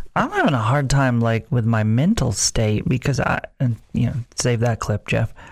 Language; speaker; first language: English; native; English